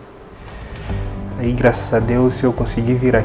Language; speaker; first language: Portuguese; non-native, fluent; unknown